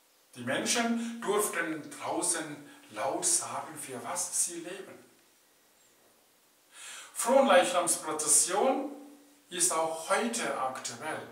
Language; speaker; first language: German; non-native, fluent; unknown